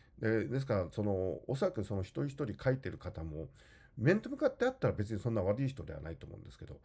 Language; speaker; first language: Japanese; native; Japanese